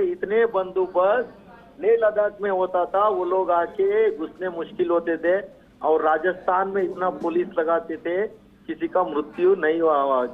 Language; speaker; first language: Hindi; non-native, local second language; Kannada